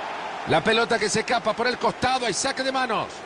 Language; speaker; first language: Spanish; native; Spanish